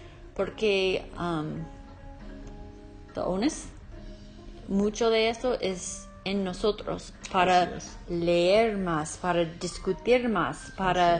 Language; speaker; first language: Spanish; non-native, learner; English